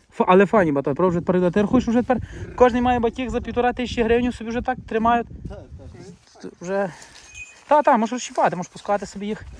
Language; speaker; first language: Ukrainian; native; Ukrainian